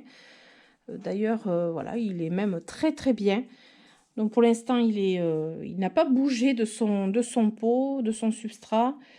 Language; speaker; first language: French; native; French